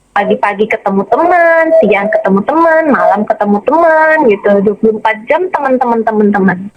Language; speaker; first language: Indonesian; native; Indonesian